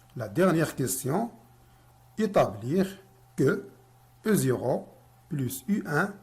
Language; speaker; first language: French; non-native, local second language; Arabic